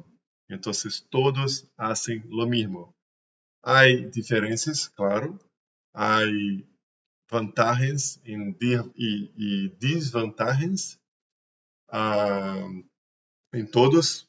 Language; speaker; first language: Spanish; non-native, learner; Portuguese